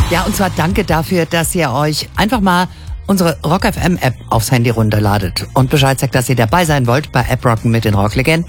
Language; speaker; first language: German; native; German